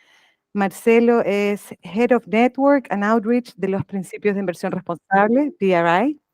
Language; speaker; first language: Spanish; native; Spanish